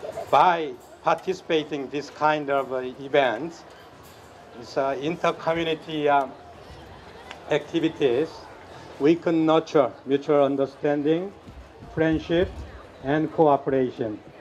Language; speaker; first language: English; non-native, fluent; Korean